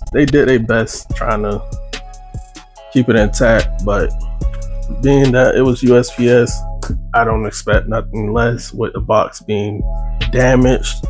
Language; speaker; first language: English; native; English